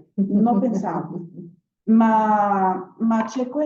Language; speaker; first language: Italian; non-native, learner; Portuguese